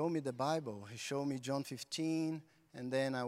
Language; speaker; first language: English; non-native, fluent; Portuguese